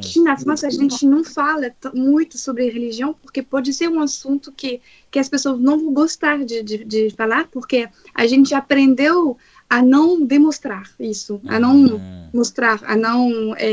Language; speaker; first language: Portuguese; non-native, fluent; French